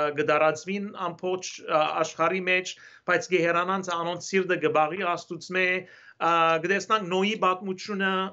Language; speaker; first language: Armenian; early bilingual, heritage; Armenian